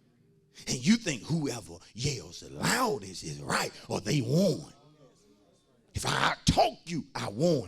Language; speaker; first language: English; native; English